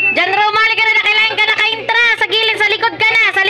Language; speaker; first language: Filipino; non-native, local second language; Bikol